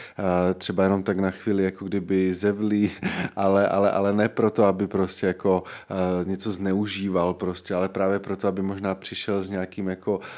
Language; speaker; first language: Czech; native; Czech